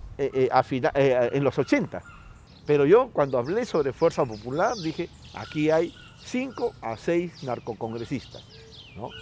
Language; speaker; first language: Spanish; non-native, local second language; Quechua